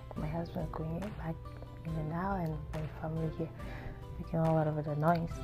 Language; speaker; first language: English; non-native, local second language; Akan